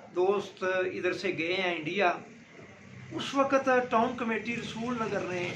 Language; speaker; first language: Urdu; non-native, local second language; Punjabi